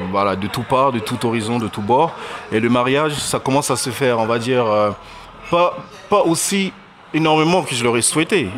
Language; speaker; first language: French; early bilingual, other home language; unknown